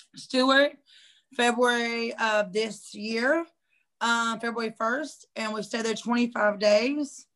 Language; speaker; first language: English; native; English